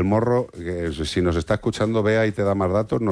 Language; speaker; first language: Spanish; native; Spanish